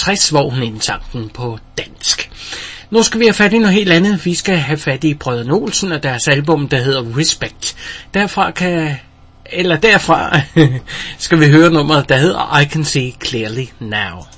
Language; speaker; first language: Danish; native; Danish